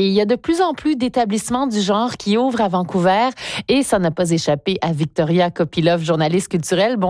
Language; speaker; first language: French; native; French